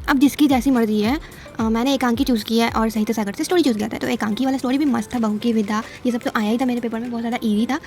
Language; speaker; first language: Hindi; native; Hindi